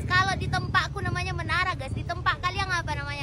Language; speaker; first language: Indonesian; native; Indonesian